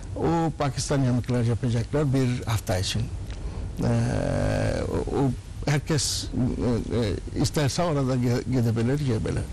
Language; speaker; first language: Turkish; non-native, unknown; Urdu